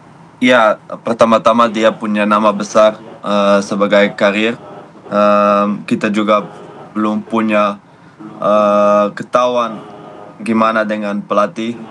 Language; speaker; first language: Indonesian; non-native, fluent; Dutch